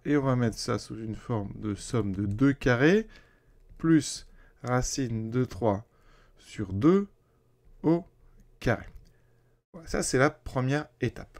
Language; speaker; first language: French; native; French